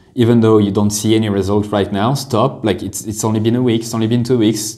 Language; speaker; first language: English; non-native, fluent; French